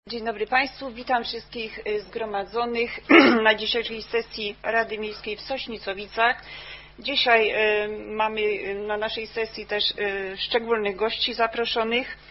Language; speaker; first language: Polish; native; Polish